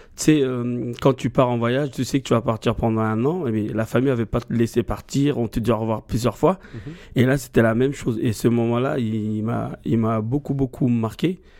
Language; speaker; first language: French; native; French